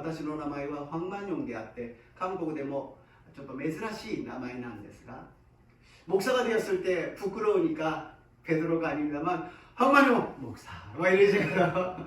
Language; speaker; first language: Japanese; non-native, fluent; Korean